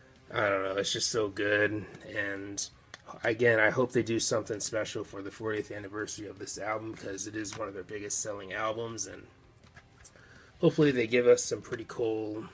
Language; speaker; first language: English; native; English